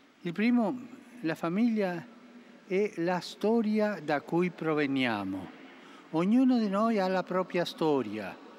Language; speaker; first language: Italian; non-native, fluent; Spanish